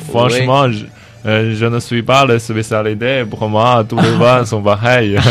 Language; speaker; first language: French; non-native, learner; Chinese